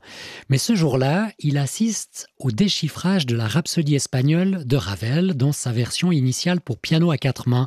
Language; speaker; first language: French; native; French